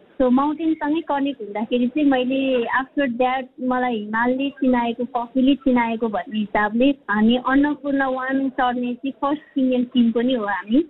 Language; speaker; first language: Nepali; non-native, local second language; Sherpa